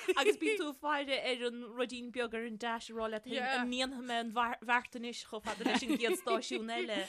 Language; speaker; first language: Irish; native; Irish